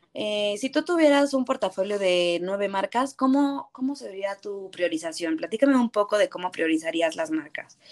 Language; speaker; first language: Spanish; native; Spanish